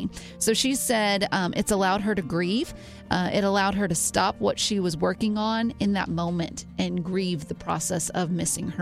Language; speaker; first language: English; native; English